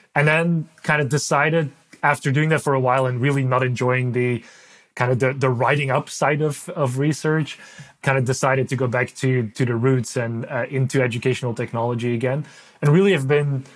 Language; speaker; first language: English; non-native, fluent; Dutch